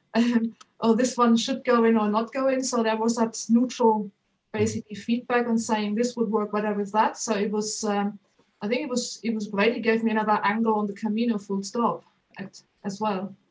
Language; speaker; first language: English; non-native, fluent; German